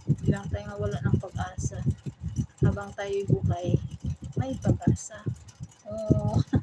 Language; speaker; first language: Filipino; non-native, local second language; Cebuano